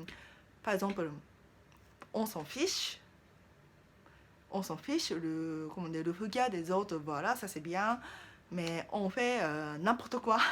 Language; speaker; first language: French; non-native, learner; Japanese